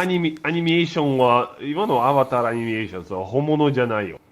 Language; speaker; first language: Japanese; non-native, learner; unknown